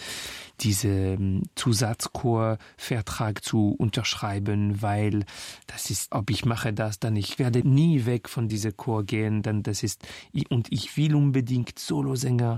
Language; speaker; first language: German; non-native, fluent; French